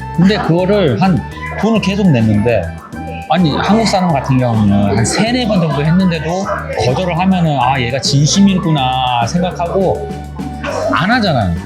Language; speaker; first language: Korean; native; Korean